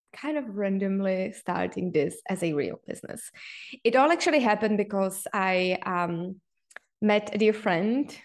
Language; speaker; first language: English; non-native, fluent; Czech